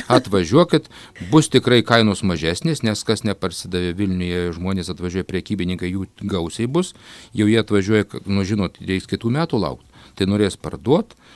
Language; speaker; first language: Lithuanian; native; Lithuanian